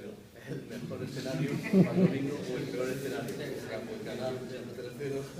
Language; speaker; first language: Spanish; non-native, fluent; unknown